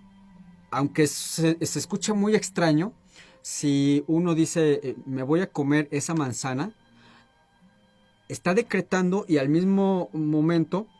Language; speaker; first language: Spanish; native; Spanish